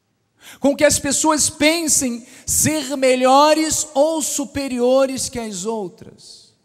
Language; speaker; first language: Portuguese; native; Portuguese